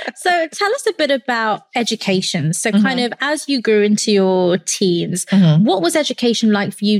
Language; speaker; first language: English; native; English